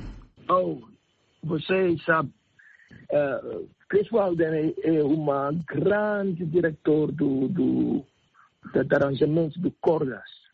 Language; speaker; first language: Portuguese; non-native, learner; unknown